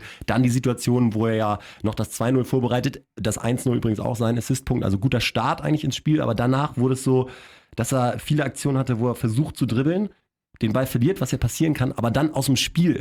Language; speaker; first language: German; native; German